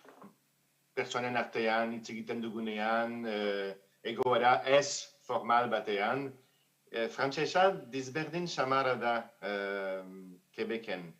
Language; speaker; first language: Basque; non-native, fluent; French